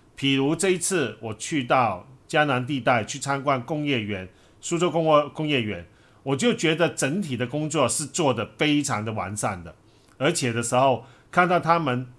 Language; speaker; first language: Chinese; non-native, local second language; Cantonese